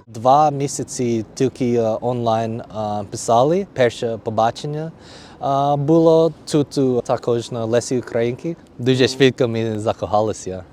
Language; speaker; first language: Ukrainian; non-native, learner; English